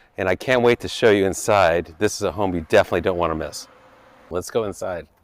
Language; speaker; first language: English; native; English